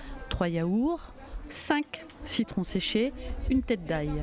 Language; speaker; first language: French; native; French